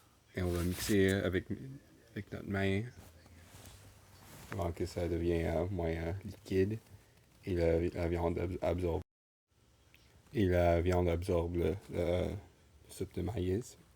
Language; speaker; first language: French; non-native, local second language; English